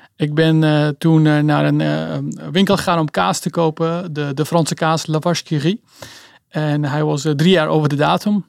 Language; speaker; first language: Dutch; early bilingual, other home language; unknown